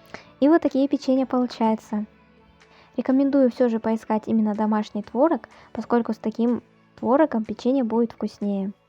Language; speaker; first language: Russian; native; Russian